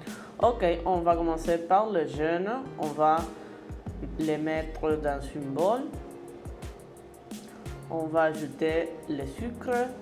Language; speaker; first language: French; non-native, learner; Spanish